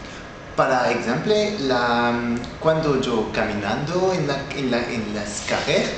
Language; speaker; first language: Spanish; non-native, learner; French